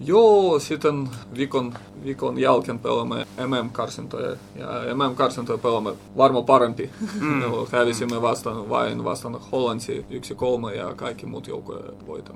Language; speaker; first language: Finnish; non-native, learner; Russian